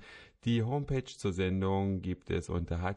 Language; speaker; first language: German; native; German